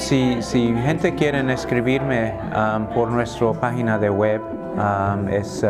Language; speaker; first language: Spanish; non-native, fluent; English